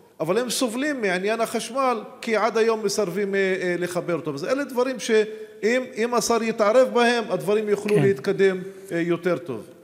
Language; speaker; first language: Hebrew; non-native, local second language; Arabic